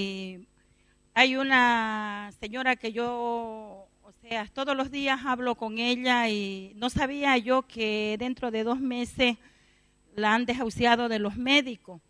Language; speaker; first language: Spanish; native; Spanish